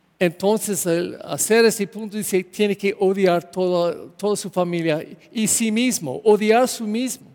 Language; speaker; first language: Spanish; non-native, learner; English